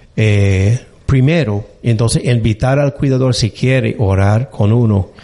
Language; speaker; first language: Spanish; non-native, fluent; English